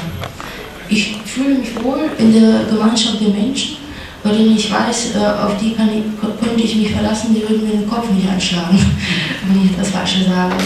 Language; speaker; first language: German; non-native, fluent; Russian